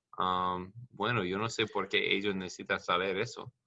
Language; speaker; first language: Spanish; non-native, learner; English